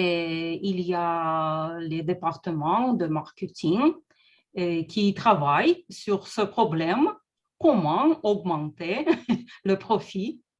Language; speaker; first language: French; non-native, learner; Russian